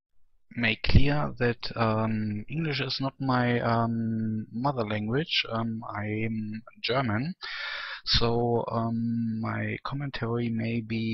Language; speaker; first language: English; non-native, learner; German